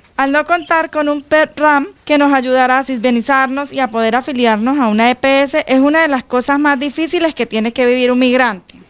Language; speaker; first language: Spanish; native; Spanish